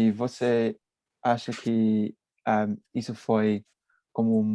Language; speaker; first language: Portuguese; non-native, learner; English